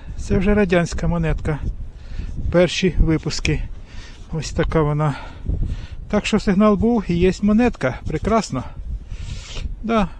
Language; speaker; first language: Ukrainian; native; Ukrainian